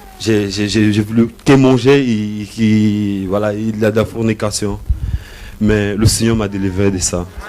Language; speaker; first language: French; non-native, learner; Portuguese